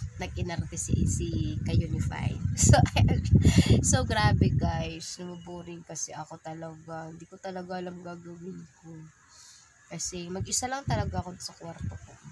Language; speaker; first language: Filipino; non-native, local second language; Bikol